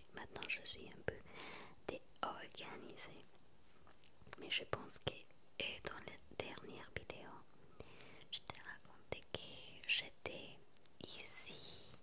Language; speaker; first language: French; non-native, learner; Spanish